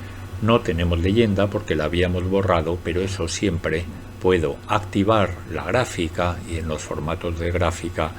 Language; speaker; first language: Spanish; native; Spanish